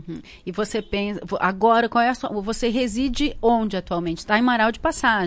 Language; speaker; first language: Portuguese; native; Portuguese